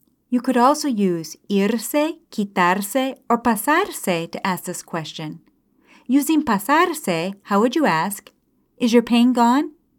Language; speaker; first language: English; native; English